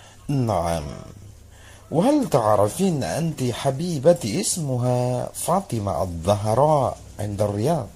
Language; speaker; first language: Arabic; non-native, learner; Indonesian